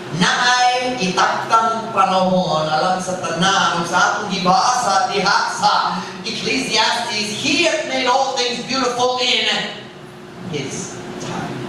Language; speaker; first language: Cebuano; non-native, fluent; English